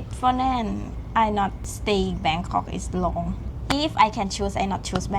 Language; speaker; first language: English; non-native, learner; Thai